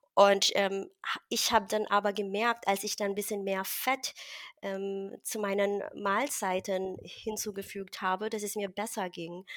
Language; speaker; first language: German; non-native, fluent; Filipino